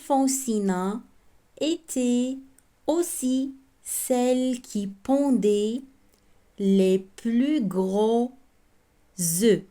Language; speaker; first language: French; non-native, local second language; Arabic